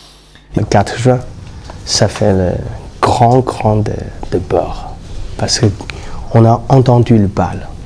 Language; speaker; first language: French; non-native, learner; Chinese